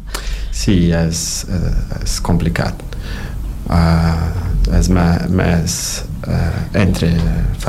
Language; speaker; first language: Catalan; non-native, learner; Portuguese